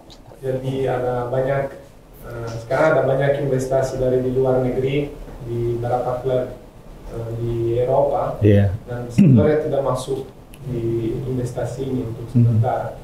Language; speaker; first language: Indonesian; non-native, fluent; Italian